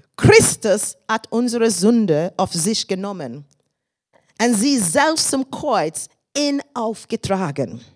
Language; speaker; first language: German; non-native, fluent; English